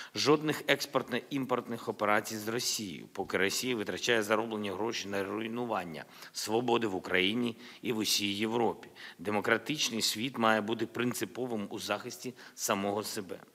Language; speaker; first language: Ukrainian; non-native, local second language; Russian